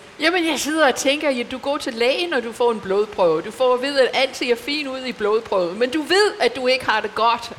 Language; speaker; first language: Danish; non-native, fluent; English